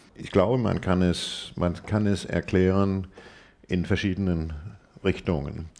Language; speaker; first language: German; non-native, fluent; Danish